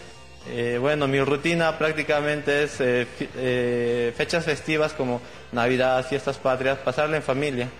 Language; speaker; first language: Spanish; native; Spanish